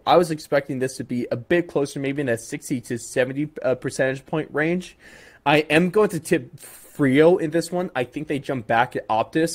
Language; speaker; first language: English; native; English